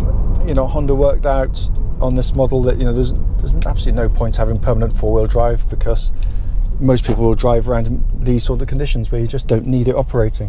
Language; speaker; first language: English; native; English